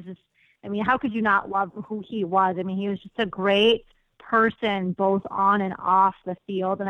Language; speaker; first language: English; native; English